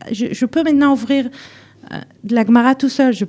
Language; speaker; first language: French; early bilingual, heritage; French